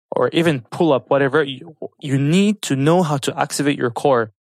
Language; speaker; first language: English; non-native, fluent; French